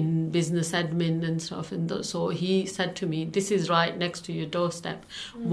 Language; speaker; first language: English; non-native, local second language; Urdu